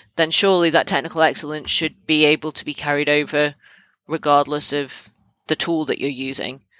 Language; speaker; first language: English; native; English